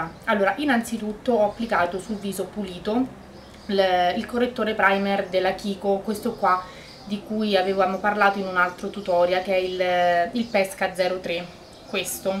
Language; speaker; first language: Italian; native; Italian